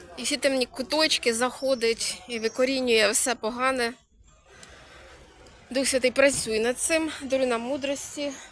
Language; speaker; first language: Ukrainian; native; Ukrainian